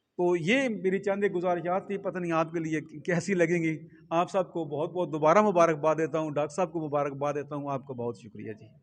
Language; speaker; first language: Urdu; non-native, local second language; Punjabi